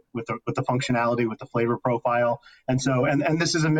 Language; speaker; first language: English; native; English